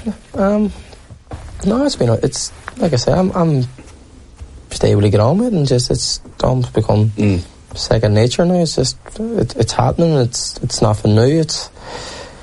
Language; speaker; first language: English; native; English